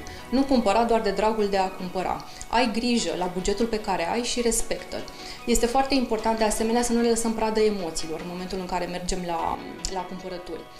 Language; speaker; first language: Romanian; native; Romanian